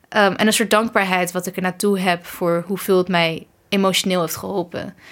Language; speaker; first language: Dutch; early bilingual, other home language; Kurdish